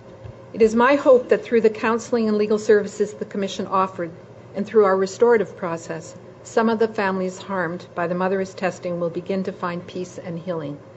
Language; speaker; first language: English; native; English